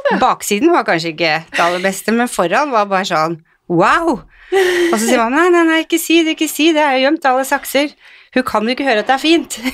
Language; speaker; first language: Norwegian; native; Norwegian